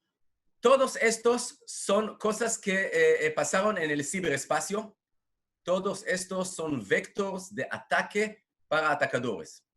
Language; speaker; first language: Spanish; non-native, fluent; Hebrew